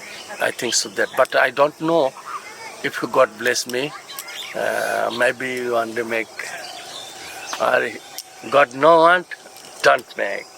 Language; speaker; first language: English; non-native, learner; Bangla